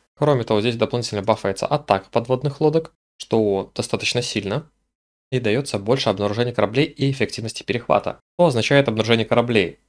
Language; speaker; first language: Russian; native; Russian